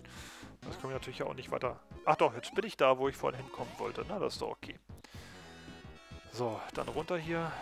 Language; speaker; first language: German; native; German